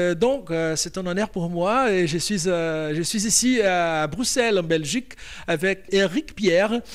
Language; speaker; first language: French; non-native, fluent; Portuguese